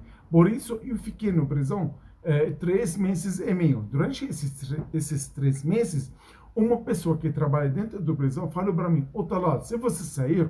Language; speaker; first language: Portuguese; non-native, learner; Arabic